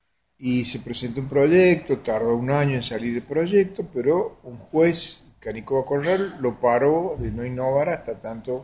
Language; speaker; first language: Spanish; native; Spanish